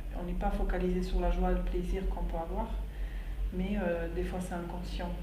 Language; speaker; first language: French; non-native, fluent; Slovak